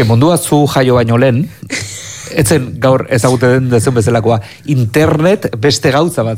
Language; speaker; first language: Basque; native; Basque